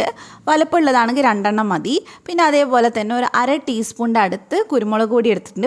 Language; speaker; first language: Malayalam; native; Malayalam